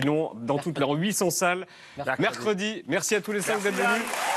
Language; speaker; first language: French; native; French